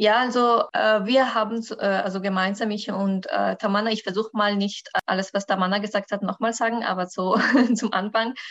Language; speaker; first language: German; non-native, learner; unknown